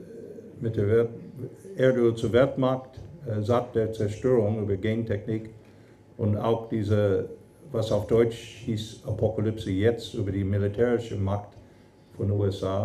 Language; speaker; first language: German; non-native, fluent; English